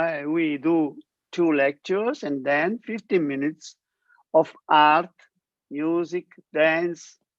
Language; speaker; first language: English; non-native, learner; Italian